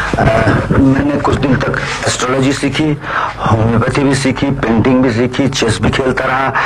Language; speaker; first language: Hindi; non-native, local second language; Bangla